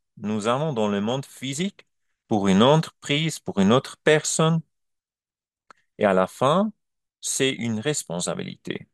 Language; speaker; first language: French; non-native, learner; German